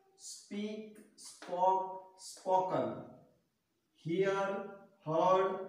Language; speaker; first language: English; non-native, local second language; Gujarati